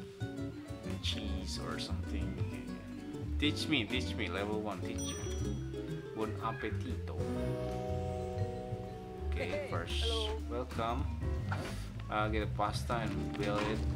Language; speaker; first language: English; non-native, learner; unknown